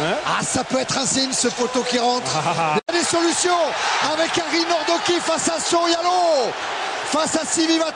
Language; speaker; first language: French; native; French